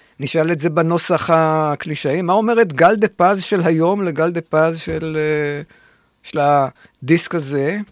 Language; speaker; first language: Hebrew; native; Hebrew